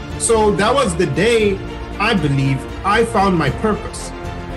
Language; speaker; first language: English; non-native, local second language; Shona